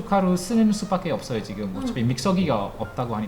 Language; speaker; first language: Korean; non-native, fluent; Malay